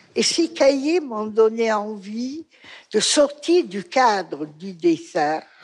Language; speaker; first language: French; non-native, local second language; Greek